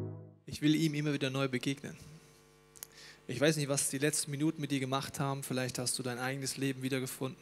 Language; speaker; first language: German; native; German